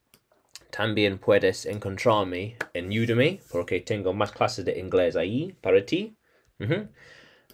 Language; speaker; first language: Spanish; non-native, learner; English